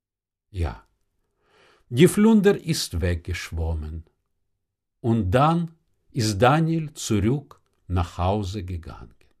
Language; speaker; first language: German; non-native, fluent; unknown